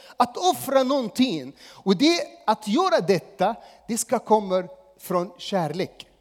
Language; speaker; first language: Swedish; non-native, fluent; Arabic